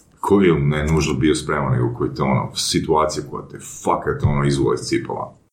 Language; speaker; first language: Croatian; native; Croatian